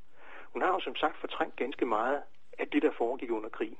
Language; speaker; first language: Danish; native; Danish